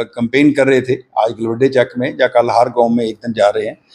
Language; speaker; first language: Hindi; native; Hindi